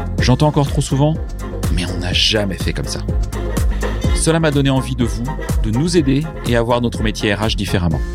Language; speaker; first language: French; native; French